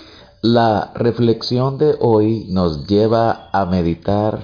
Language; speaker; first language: Spanish; native; Spanish